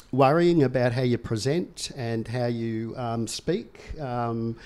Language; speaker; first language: English; native; English